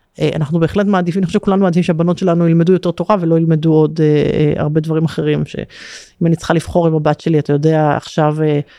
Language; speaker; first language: Hebrew; native; Hebrew